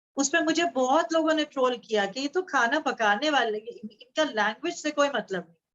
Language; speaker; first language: Urdu; native; Urdu